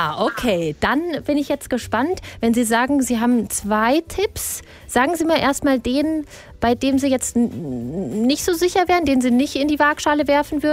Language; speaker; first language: German; native; German